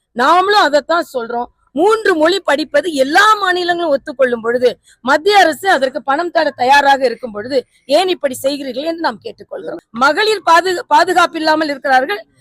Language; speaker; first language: Tamil; native; Tamil